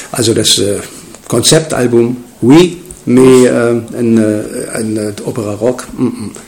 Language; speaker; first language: French; non-native, learner; German